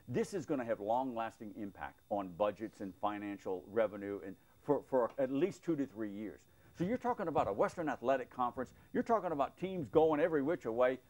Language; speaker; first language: English; native; English